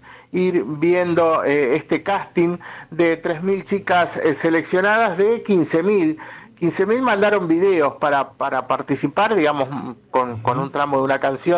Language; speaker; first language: Spanish; native; Spanish